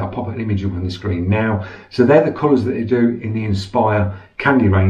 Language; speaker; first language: English; native; English